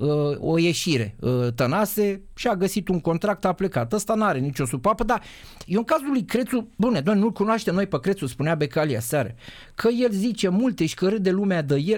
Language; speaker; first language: Romanian; native; Romanian